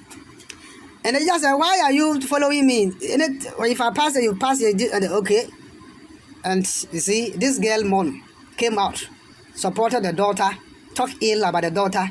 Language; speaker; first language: English; non-native, local second language; Akan